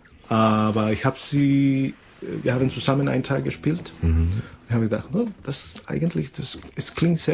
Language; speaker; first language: German; non-native, fluent; Spanish